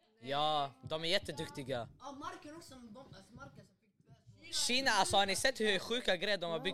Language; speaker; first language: Swedish; early bilingual, other home language; Arabic